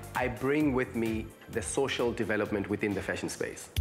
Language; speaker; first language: English; non-native, local second language; Zulu